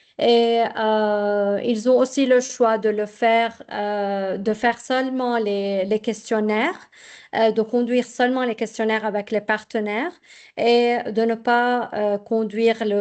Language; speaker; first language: French; non-native, fluent; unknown